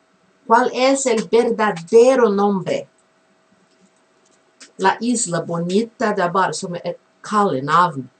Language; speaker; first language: Spanish; non-native, fluent; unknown